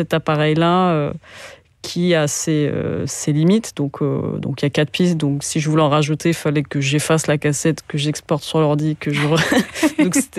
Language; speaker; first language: French; native; French